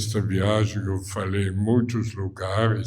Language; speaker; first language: Portuguese; non-native, fluent; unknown